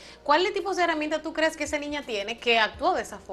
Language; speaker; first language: Spanish; native; Spanish